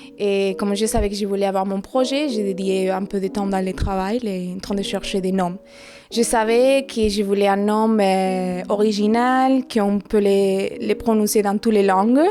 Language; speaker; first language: French; non-native, fluent; Spanish